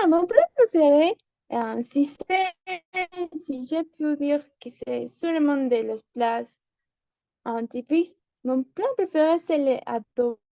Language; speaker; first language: French; non-native, learner; Spanish